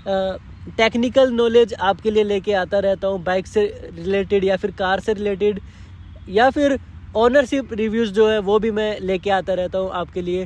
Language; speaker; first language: Hindi; native; Hindi